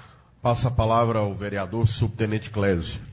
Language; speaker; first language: Portuguese; native; Portuguese